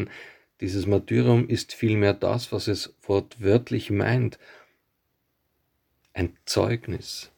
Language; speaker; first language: German; native; German